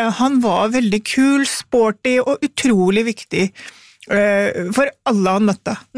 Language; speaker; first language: Norwegian; early bilingual, other home language; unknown